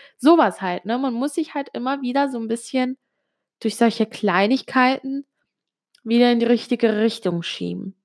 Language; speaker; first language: German; early bilingual, other home language; Italian